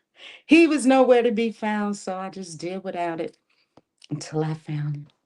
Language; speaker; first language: English; native; English